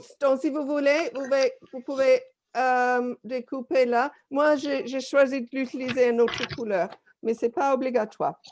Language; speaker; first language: French; non-native, fluent; English